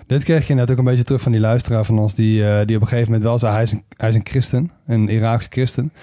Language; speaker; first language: Dutch; native; Dutch